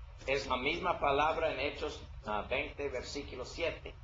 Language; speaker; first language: Spanish; non-native, learner; English